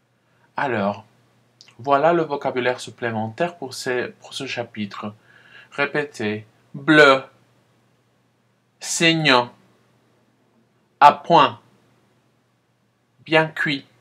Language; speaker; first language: French; non-native, fluent; Spanish